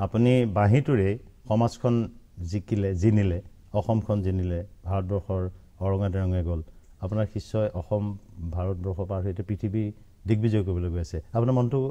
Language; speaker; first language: Assamese; native; Assamese